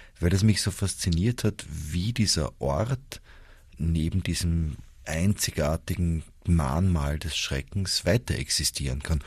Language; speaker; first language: German; native; German